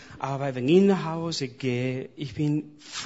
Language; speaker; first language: German; non-native, fluent; Spanish